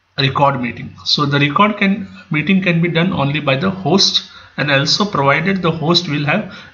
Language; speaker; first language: English; non-native, local second language; Kannada